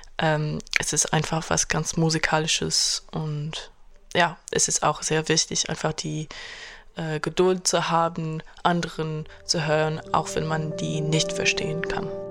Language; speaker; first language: German; non-native, fluent; French